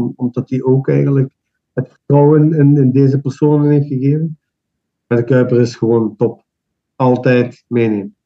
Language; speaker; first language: Dutch; native; Dutch